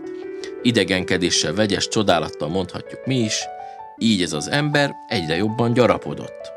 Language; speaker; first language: Hungarian; native; Hungarian